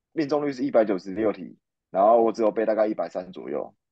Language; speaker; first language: Chinese; native; Chinese